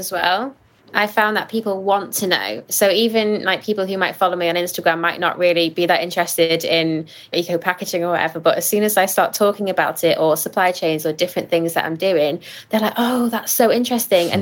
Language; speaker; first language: English; native; English